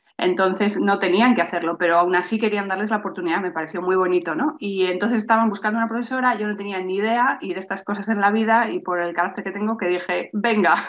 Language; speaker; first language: Spanish; native; Spanish